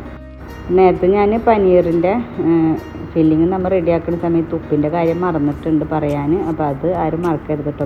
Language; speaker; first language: Malayalam; native; Malayalam